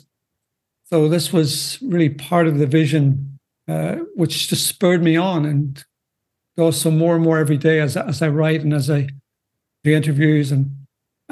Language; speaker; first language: English; native; English